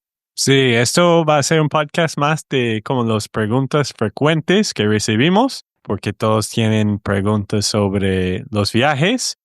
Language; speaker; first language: Spanish; non-native, fluent; English